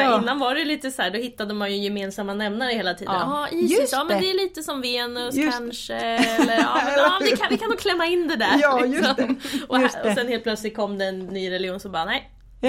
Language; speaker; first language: Swedish; native; Swedish